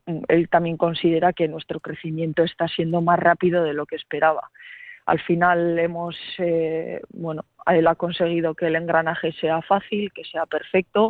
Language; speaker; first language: Spanish; native; Spanish